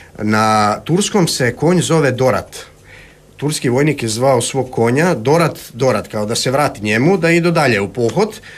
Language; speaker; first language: Croatian; native; Croatian